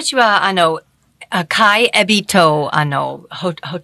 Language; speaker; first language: Japanese; non-native, fluent; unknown